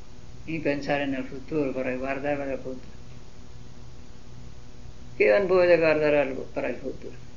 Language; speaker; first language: Spanish; non-native, learner; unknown